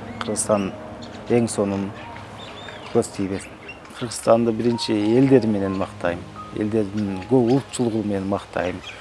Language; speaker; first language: Kyrgyz; non-native, local second language; Uzbek